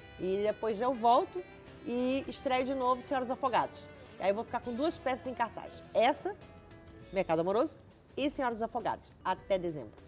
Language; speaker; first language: Portuguese; native; Portuguese